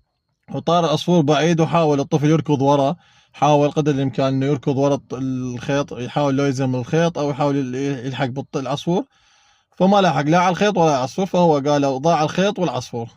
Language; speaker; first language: Arabic; native; Arabic